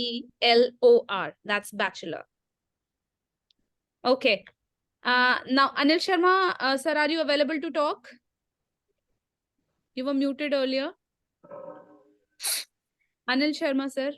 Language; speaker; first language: English; non-native, local second language; Hindi